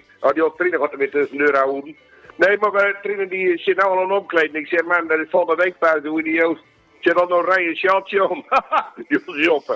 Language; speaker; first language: Dutch; native; Dutch